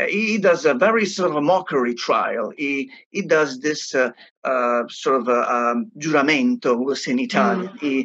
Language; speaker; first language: English; non-native, fluent; Italian